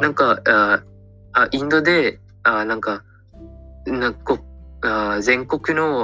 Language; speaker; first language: Japanese; non-native, fluent; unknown